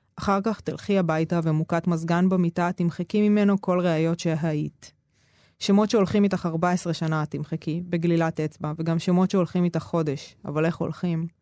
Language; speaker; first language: Hebrew; native; Hebrew